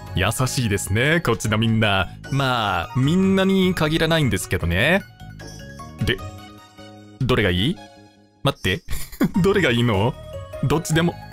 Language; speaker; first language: Japanese; non-native, fluent; English